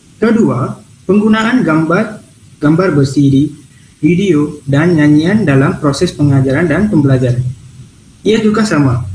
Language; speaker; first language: Malay; non-native, local second language; Tamil